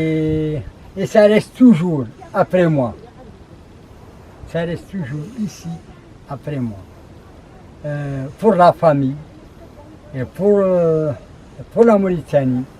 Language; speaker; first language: French; non-native, learner; Arabic